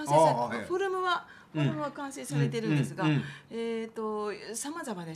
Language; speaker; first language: Japanese; native; Japanese